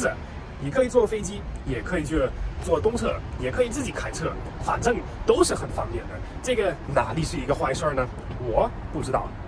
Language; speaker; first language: Chinese; non-native, fluent; German